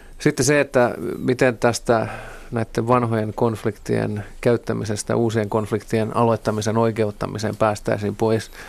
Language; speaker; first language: Finnish; native; Finnish